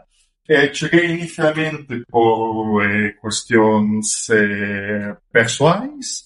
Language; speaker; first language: Galician; non-native, fluent; German